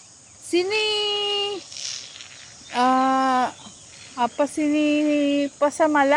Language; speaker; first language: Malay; non-native, learner; Filipino